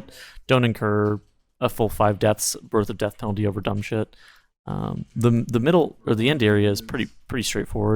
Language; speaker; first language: English; native; English